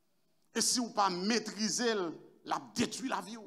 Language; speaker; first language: French; non-native, local second language; Haitian Creole